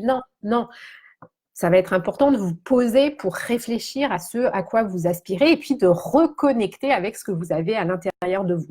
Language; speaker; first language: French; native; French